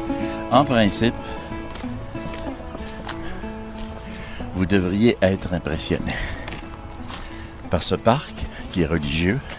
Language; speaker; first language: French; native; French